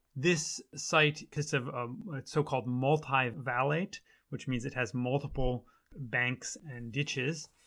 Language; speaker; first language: English; native; English